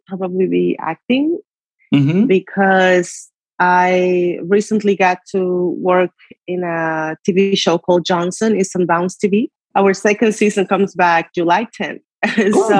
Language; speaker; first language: English; non-native, fluent; Spanish